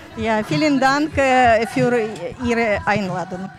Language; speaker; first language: German; non-native, learner; Ukrainian